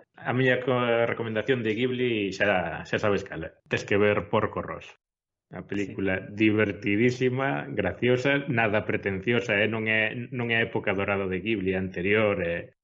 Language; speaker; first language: Galician; non-native, local second language; Spanish